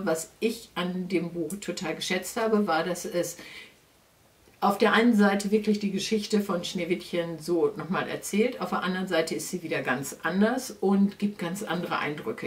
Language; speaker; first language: German; native; German